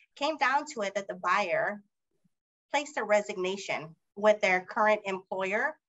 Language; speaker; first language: English; native; English